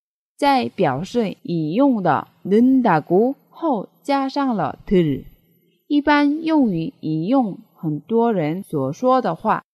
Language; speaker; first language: Chinese; non-native, fluent; Korean